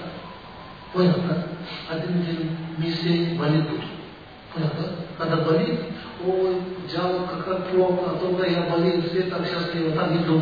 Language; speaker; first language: Russian; non-native, learner; Tibetan